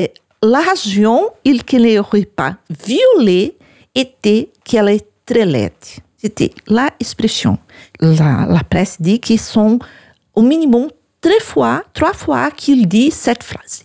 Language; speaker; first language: French; non-native, learner; Portuguese